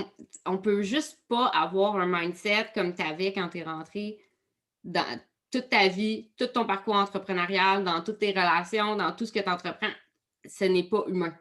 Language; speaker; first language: French; native; French